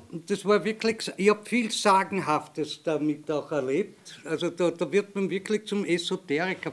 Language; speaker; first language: German; native; German